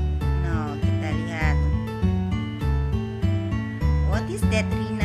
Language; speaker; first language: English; non-native, learner; Indonesian